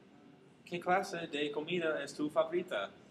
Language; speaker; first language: Spanish; non-native, learner; English